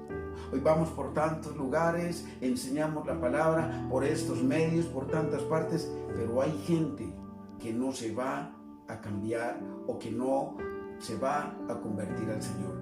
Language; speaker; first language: Spanish; native; Spanish